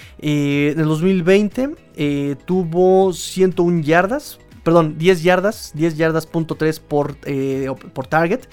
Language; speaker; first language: Spanish; native; Spanish